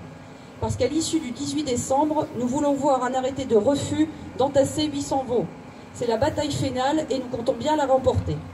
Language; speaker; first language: French; native; French